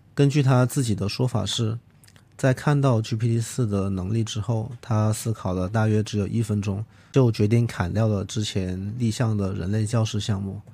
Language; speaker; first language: Chinese; non-native, local second language; Cantonese